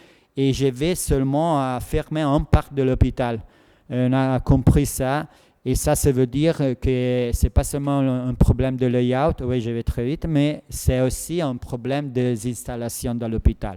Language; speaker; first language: French; non-native, fluent; Italian